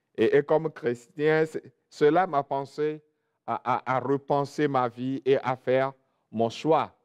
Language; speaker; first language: French; non-native, local second language; Ewe